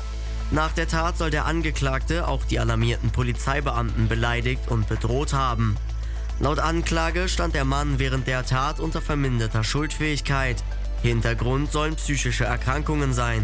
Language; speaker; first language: German; native; German